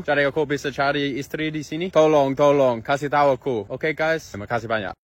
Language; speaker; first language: Indonesian; non-native, learner; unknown